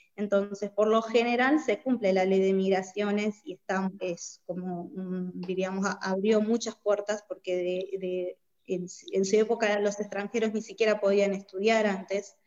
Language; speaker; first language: Spanish; native; Spanish